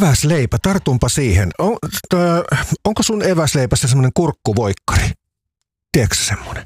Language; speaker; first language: Finnish; native; Finnish